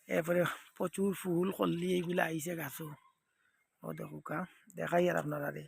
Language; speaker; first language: Bangla; non-native, local second language; Sylheti